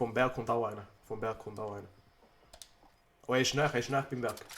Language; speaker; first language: German; native; German